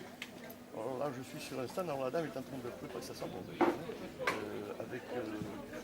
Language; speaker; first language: French; native; French